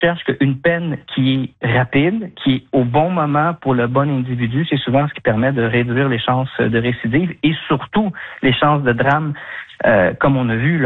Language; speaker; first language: French; native; French